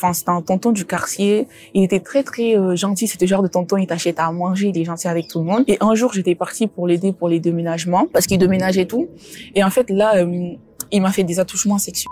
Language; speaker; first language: French; early bilingual, other home language; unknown